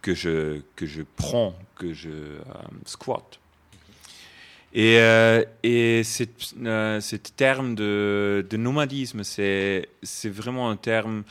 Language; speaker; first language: French; non-native, fluent; German